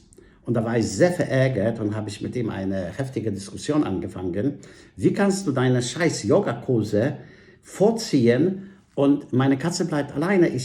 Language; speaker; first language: German; non-native, fluent; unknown